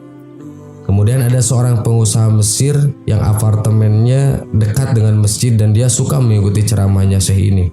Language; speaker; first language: Indonesian; native; Indonesian